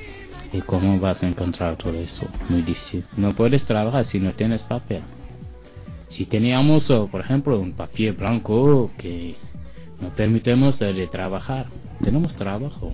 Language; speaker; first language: Spanish; non-native, learner; French